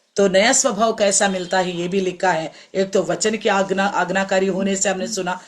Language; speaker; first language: Hindi; non-native, local second language; Telugu